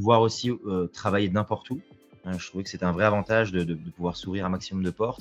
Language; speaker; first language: French; native; French